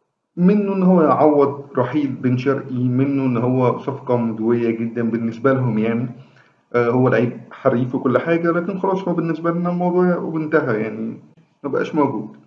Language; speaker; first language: Arabic; native; Arabic